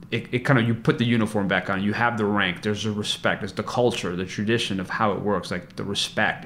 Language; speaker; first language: English; native; English